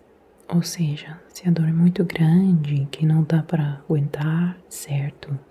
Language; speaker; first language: Portuguese; non-native, fluent; Italian